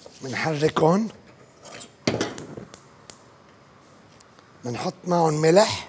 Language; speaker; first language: Arabic; native; Arabic